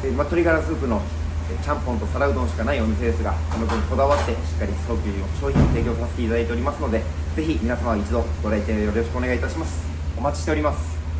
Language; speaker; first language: Japanese; native; Japanese